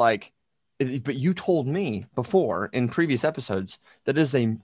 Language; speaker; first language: English; native; English